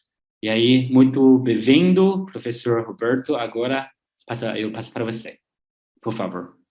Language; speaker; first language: Portuguese; non-native, learner; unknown